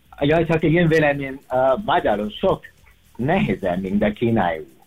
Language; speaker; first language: Hungarian; non-native, learner; Chinese